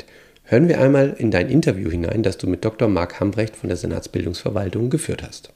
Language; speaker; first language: German; native; German